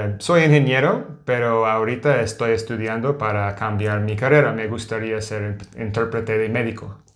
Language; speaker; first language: Spanish; non-native, learner; English